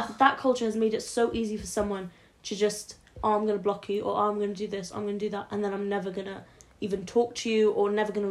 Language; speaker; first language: English; native; English